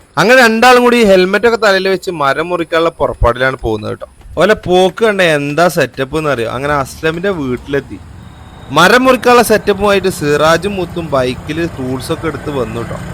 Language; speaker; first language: Malayalam; native; Malayalam